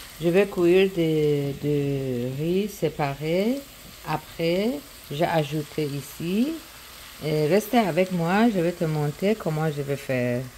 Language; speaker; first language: French; non-native, learner; Persian